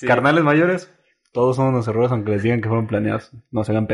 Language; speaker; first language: Spanish; native; Spanish